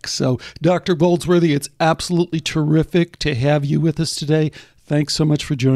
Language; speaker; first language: English; native; English